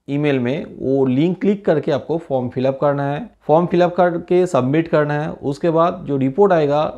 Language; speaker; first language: Hindi; non-native, local second language; Bangla